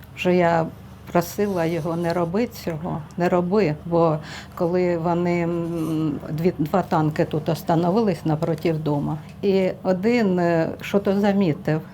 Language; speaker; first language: Ukrainian; native; Ukrainian